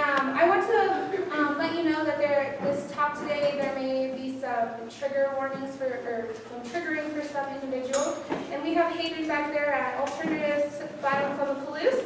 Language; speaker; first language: English; native; English